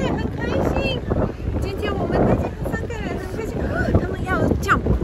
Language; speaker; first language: Chinese; non-native, learner; Russian